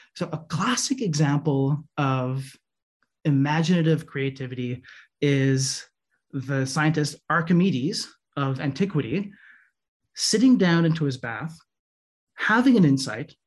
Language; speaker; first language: English; native; English